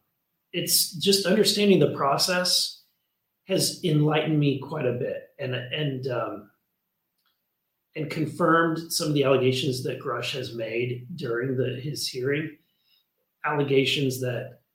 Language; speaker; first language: English; native; English